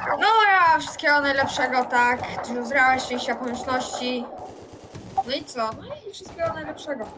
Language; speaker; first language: Polish; native; Polish